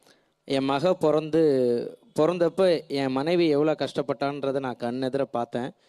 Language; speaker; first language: Tamil; native; Tamil